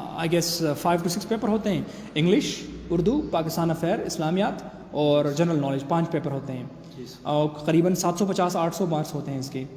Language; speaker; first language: Urdu; non-native, local second language; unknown